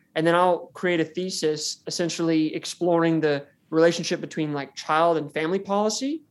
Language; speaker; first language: English; native; English